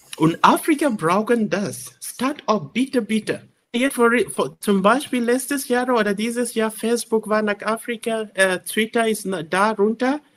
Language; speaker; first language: German; non-native, learner; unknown